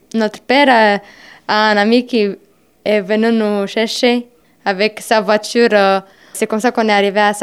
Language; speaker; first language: French; non-native, fluent; Romanian